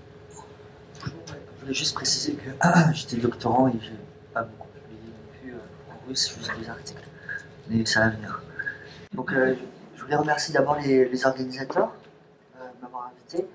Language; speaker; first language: French; native; French